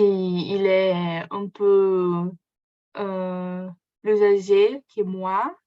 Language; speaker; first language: French; non-native, learner; Portuguese